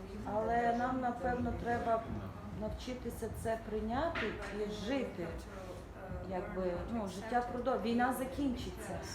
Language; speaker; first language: Ukrainian; native; Ukrainian